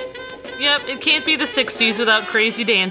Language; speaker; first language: English; native; English